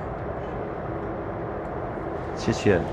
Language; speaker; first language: Chinese; non-native, learner; English